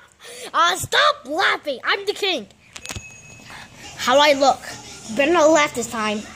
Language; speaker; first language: English; native; English